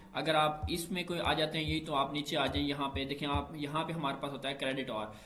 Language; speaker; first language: Urdu; native; Urdu